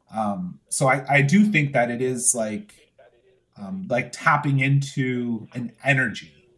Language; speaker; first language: English; native; English